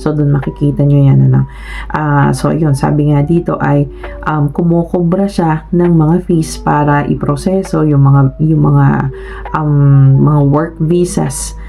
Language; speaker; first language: Filipino; native; Filipino